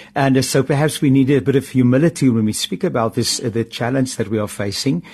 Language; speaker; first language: English; non-native, local second language; Afrikaans